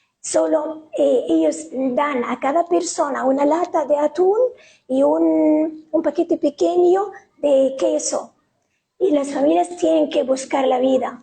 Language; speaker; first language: Spanish; non-native, fluent; Arabic